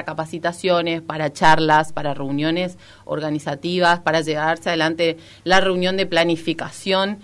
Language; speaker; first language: Spanish; native; Spanish